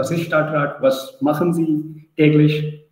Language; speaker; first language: German; non-native, learner; Urdu